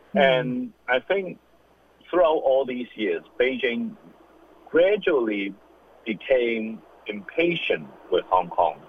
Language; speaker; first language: English; non-native, local second language; Cantonese